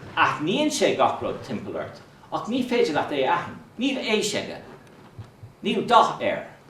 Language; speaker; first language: Irish; non-native, local second language; English